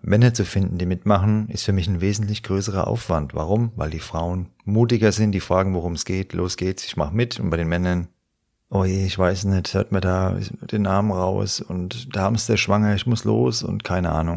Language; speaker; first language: German; native; German